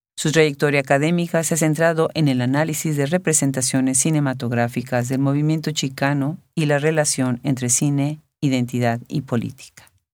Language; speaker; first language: Spanish; native; Spanish